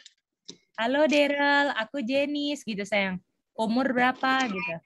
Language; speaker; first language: Indonesian; native; Indonesian